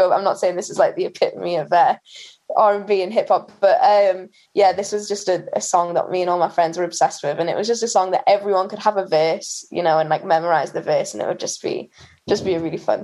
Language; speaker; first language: English; native; English